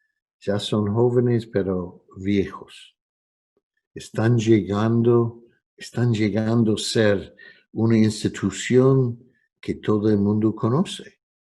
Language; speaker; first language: Spanish; non-native, fluent; English